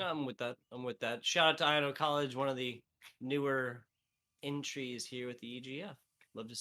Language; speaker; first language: English; native; English